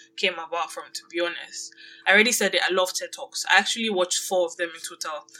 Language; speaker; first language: English; non-native, local second language; Yoruba